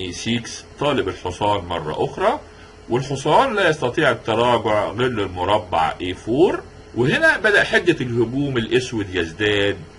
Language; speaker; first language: Arabic; native; Arabic